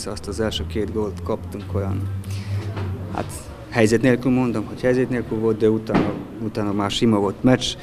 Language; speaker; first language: Hungarian; non-native, fluent; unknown